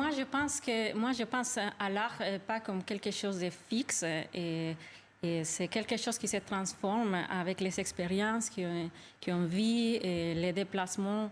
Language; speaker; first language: French; non-native, fluent; Spanish